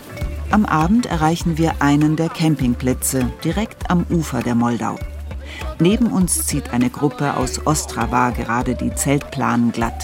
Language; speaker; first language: German; native; German